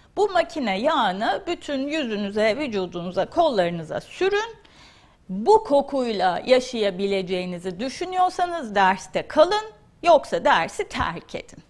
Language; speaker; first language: Turkish; native; Turkish